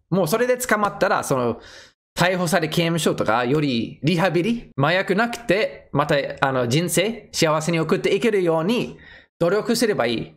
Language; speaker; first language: Japanese; non-native, fluent; English